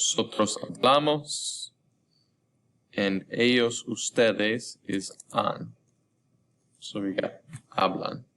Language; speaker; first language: Spanish; non-native, fluent; English